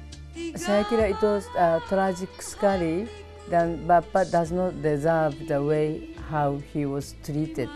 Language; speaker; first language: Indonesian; non-native, fluent; Japanese